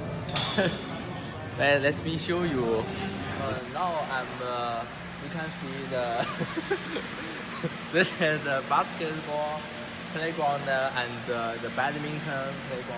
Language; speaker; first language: English; non-native, learner; Chinese